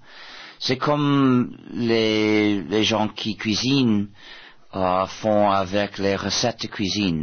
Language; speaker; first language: French; non-native, fluent; English